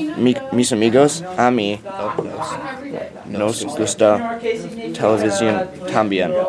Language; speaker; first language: Spanish; non-native, learner; English